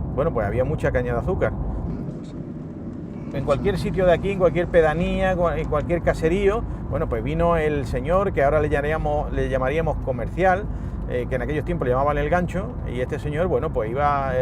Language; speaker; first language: Spanish; native; Spanish